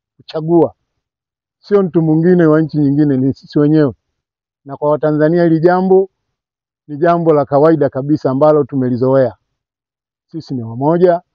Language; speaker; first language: Swahili; non-native, local second language; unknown